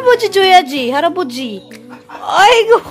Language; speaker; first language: Korean; non-native, fluent; Filipino